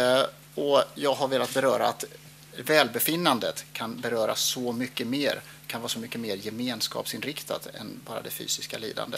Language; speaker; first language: Swedish; native; Swedish